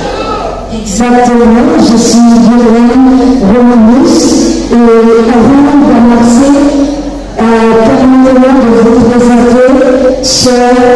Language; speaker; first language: French; non-native, local second language; Haitian Creole